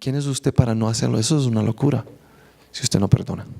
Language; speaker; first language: Spanish; native; Spanish